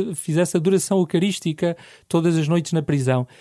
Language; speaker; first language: Portuguese; native; Portuguese